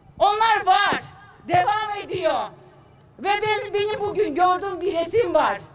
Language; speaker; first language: Turkish; non-native, fluent; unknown